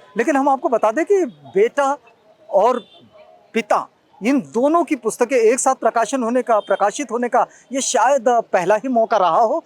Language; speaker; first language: Hindi; native; Hindi